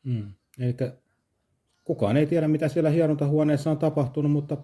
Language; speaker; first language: Finnish; native; Finnish